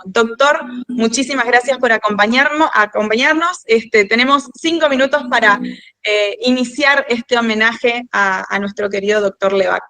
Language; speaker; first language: Spanish; native; Spanish